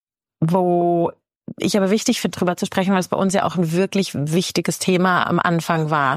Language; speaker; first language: German; native; German